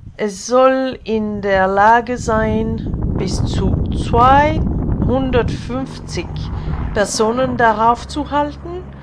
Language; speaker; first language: German; non-native, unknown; Hungarian